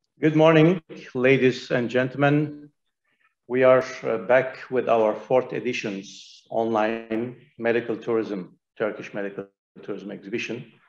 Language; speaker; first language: English; non-native, fluent; Turkish